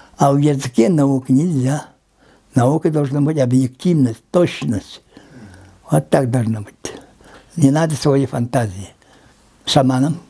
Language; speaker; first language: Russian; non-native, local second language; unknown